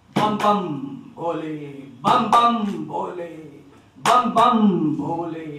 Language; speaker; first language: Hindi; non-native, local second language; Bangla